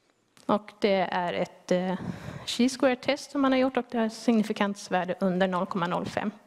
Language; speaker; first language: Swedish; native; Swedish